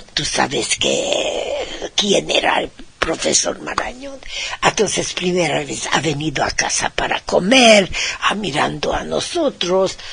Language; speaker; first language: Spanish; non-native, fluent; Hungarian